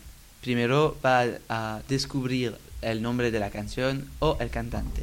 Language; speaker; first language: Spanish; non-native, learner; French